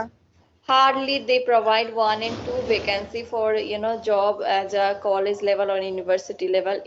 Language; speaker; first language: English; non-native, learner; Assamese